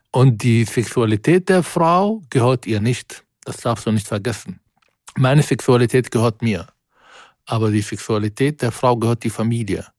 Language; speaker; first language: German; non-native, fluent; Arabic